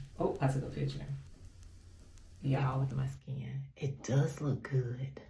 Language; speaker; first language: English; native; English